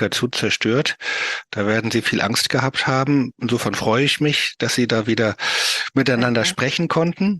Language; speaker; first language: German; native; German